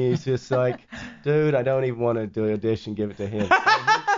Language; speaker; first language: English; native; English